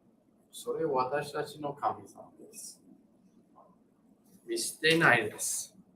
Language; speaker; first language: Japanese; non-native, fluent; English